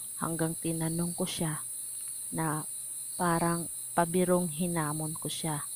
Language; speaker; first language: Filipino; native; Filipino